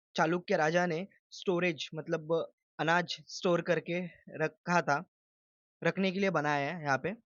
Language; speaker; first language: Hindi; non-native, local second language; Marathi